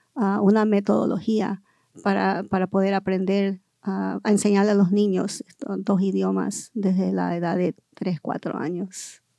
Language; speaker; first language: Spanish; early bilingual, heritage; Spanish